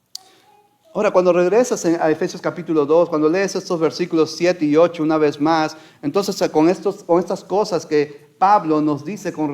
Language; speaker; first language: Spanish; native; Spanish